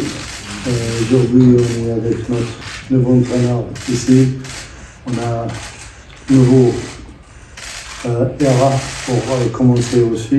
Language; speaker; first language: French; non-native, learner; Arabic